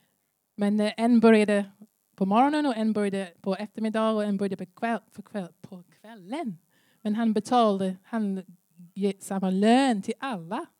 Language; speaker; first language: Swedish; non-native, learner; English